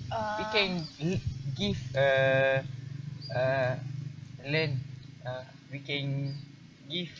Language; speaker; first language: English; non-native, learner; Malay